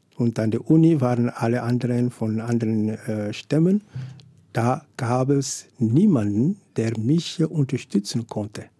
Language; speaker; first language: German; non-native, fluent; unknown